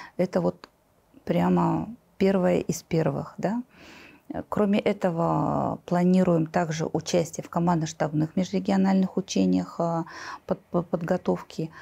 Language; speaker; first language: Russian; native; Russian